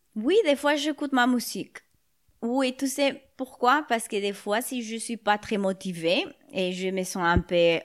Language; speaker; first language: French; non-native, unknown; Spanish